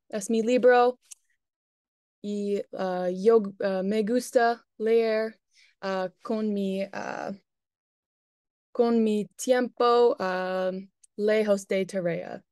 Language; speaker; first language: Spanish; non-native, learner; English